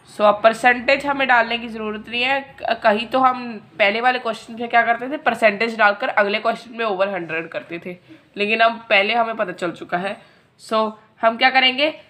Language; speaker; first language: Hindi; non-native, local second language; Punjabi